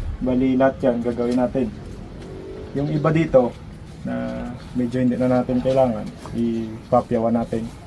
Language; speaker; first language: Filipino; non-native, local second language; Hiligaynon